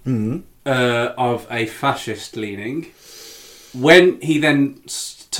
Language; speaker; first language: English; native; English